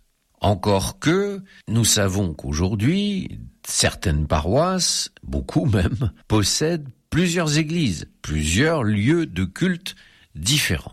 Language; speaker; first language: French; native; French